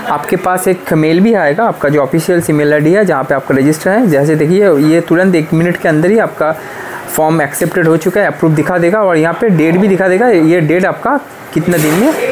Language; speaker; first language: Hindi; non-native, local second language; Bangla